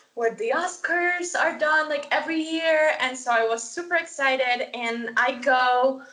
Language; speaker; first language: English; non-native, fluent; Spanish